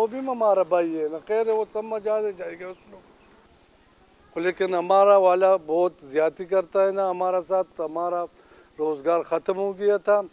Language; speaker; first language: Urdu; non-native, local second language; Pashto